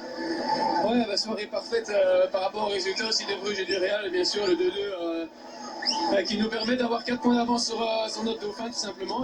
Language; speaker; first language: French; native; French